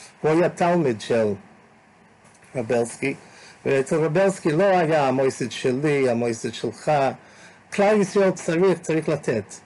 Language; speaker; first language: Hebrew; non-native, fluent; English